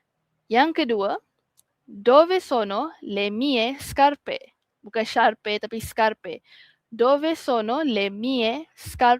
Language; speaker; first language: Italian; non-native, fluent; Malay